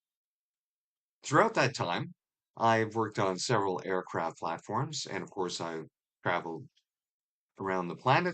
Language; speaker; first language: English; native; English